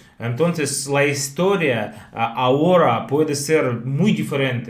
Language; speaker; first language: Spanish; non-native, fluent; Russian